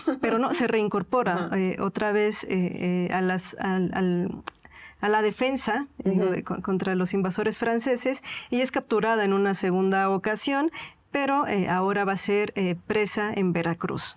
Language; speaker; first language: Spanish; native; Spanish